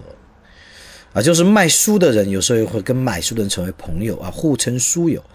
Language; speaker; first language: Chinese; native; Chinese